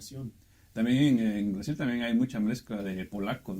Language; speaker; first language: Spanish; native; Spanish